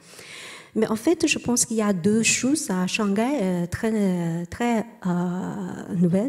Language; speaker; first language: French; non-native, learner; Chinese